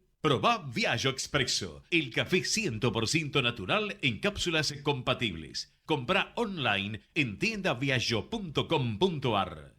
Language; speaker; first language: Spanish; native; Spanish